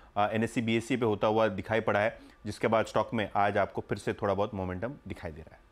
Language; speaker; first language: Hindi; native; Hindi